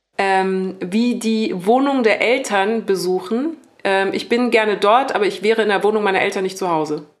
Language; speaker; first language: German; native; German